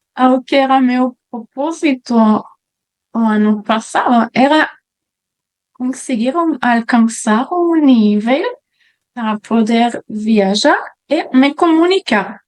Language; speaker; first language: Portuguese; non-native, fluent; French